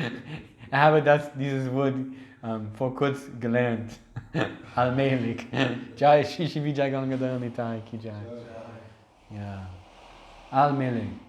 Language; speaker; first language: German; non-native, learner; English